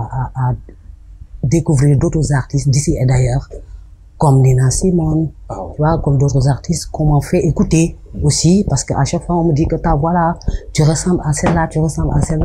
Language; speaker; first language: French; non-native, local second language; Wolof